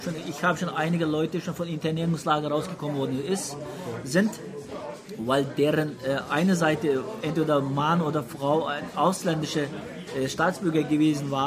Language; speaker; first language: German; non-native, learner; Uyghur